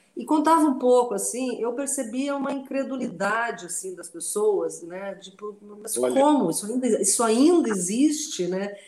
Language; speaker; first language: Portuguese; non-native, local second language; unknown